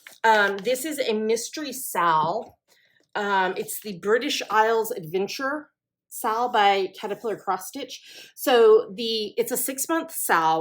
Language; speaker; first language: English; native; English